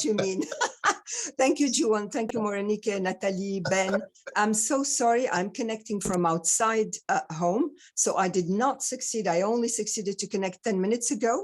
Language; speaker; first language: English; non-native, fluent; French